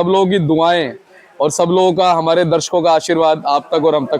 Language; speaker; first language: Hindi; native; Hindi